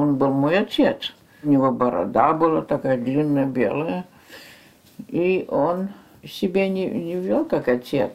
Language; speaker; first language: Russian; early bilingual, heritage; French